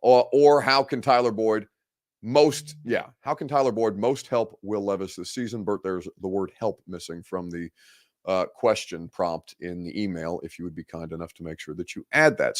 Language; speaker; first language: English; native; English